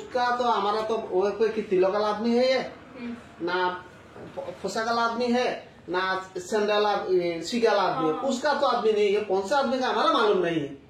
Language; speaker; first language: Hindi; non-native, learner; Bangla